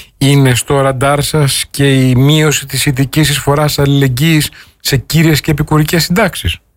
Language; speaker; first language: Greek; native; Greek